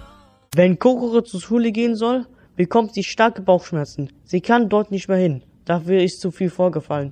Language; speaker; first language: German; native; German